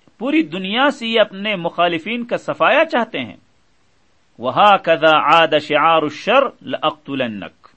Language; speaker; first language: Urdu; native; Urdu